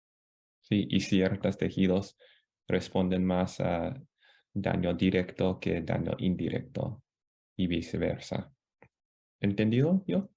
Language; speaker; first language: Spanish; non-native, fluent; English